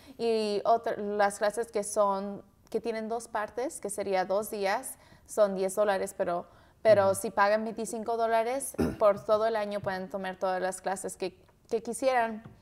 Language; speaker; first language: Spanish; early bilingual, heritage; Spanish